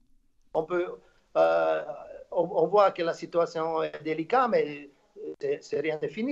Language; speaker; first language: French; non-native, fluent; Slovak